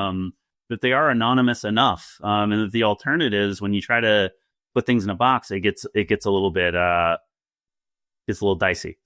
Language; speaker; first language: English; native; English